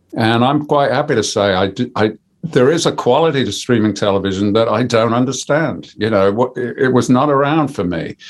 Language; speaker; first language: English; native; English